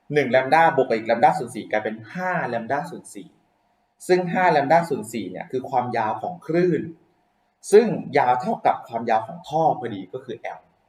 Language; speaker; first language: Thai; native; Thai